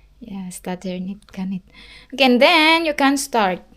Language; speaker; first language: English; non-native, local second language; Cebuano